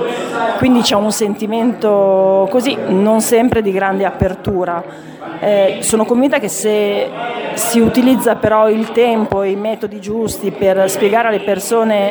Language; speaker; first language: Italian; native; Italian